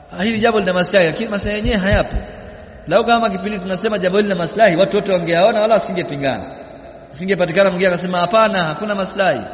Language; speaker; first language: Swahili; native; Swahili